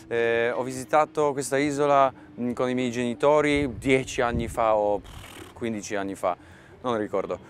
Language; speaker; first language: Italian; non-native, learner; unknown